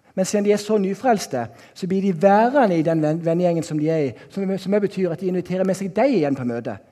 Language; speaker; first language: Norwegian; native; Norwegian